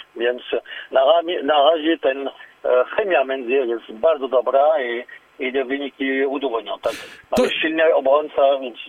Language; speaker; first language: Polish; non-native, learner; French